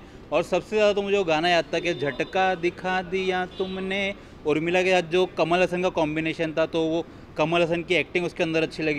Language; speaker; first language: Hindi; native; Hindi